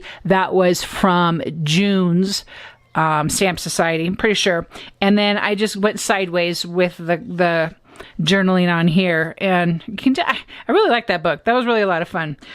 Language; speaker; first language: English; native; English